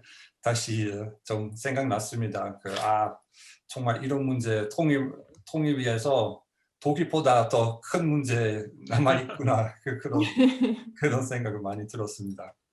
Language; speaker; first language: Korean; non-native, fluent; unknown